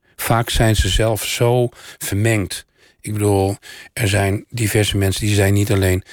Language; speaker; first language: Dutch; native; Dutch